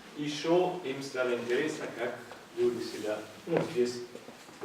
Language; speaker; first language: Russian; non-native, fluent; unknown